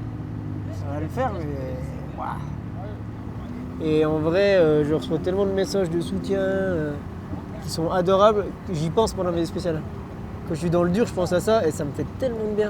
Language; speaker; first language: French; native; French